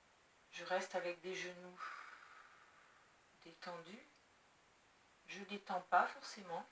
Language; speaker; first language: French; native; French